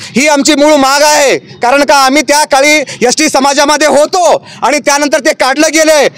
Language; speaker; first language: Marathi; non-native, local second language; Lambadi